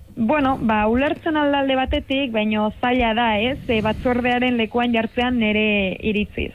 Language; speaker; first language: Basque; native; Basque